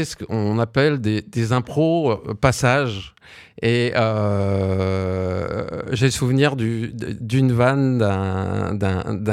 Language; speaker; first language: French; native; French